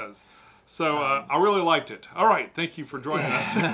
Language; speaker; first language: English; native; English